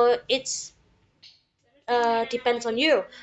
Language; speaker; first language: English; non-native, learner; Indonesian